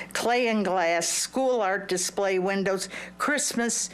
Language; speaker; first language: English; native; English